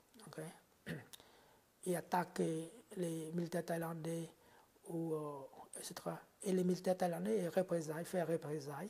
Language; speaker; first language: French; non-native, fluent; Khmer